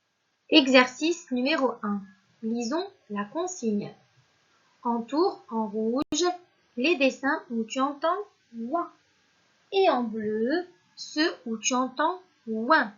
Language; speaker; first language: French; non-native, local second language; Arabic